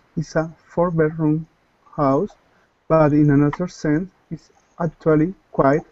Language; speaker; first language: English; non-native, learner; Spanish